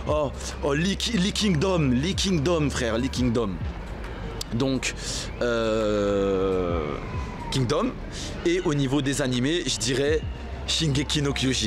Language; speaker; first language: French; native; French